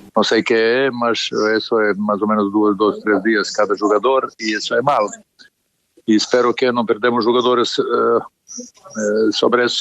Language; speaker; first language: Portuguese; non-native, learner; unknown